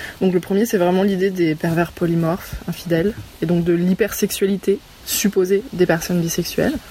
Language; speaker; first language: French; native; French